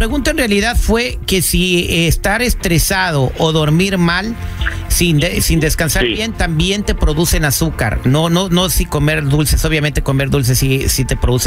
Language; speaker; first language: Spanish; native; Spanish